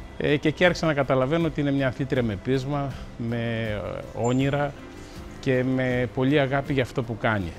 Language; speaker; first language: Greek; native; Greek